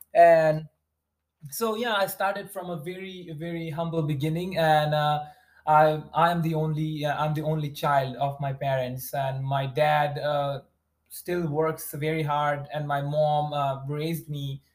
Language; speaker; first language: English; non-native, local second language; Bangla